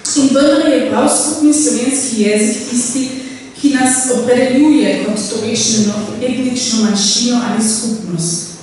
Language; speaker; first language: Slovenian; non-native, local second language; German